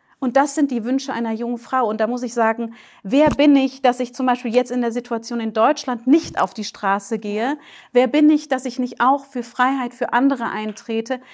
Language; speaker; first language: German; native; German